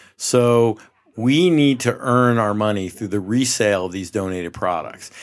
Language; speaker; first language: English; native; English